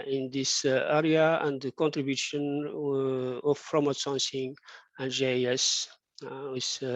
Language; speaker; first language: English; non-native, fluent; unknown